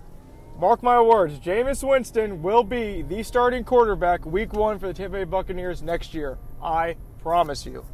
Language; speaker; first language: English; native; English